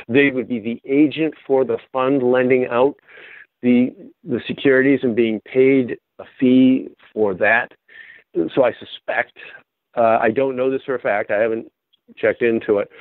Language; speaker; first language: English; native; English